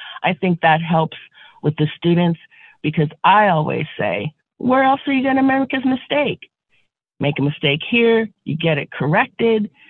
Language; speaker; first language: English; native; English